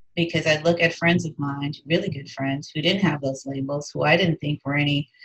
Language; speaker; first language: English; native; English